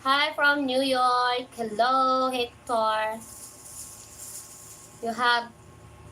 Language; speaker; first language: English; non-native, learner; Filipino